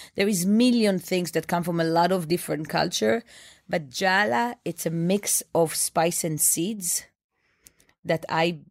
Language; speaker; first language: English; non-native, fluent; Hebrew